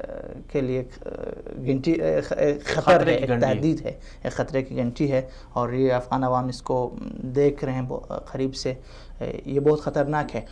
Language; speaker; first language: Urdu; non-native, fluent; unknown